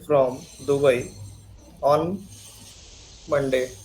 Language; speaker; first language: English; non-native, learner; Hindi